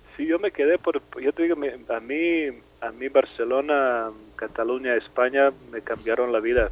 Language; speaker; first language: Spanish; non-native, fluent; Serbian